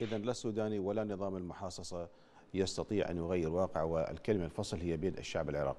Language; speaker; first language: Arabic; native; Arabic